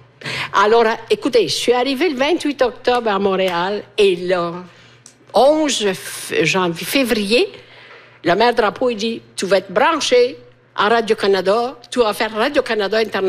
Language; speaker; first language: French; non-native, fluent; Italian